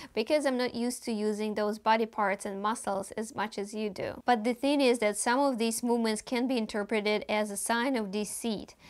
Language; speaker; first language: English; non-native, fluent; Russian